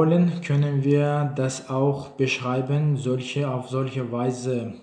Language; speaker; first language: German; non-native, learner; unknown